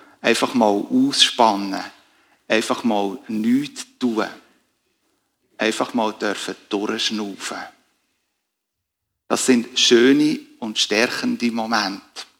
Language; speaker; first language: German; native; German